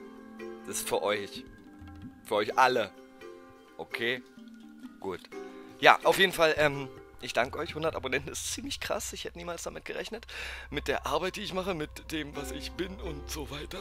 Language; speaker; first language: German; native; German